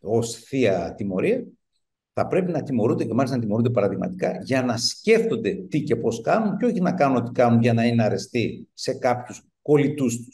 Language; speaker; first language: Greek; native; Greek